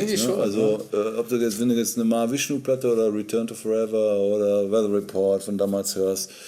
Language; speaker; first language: German; native; German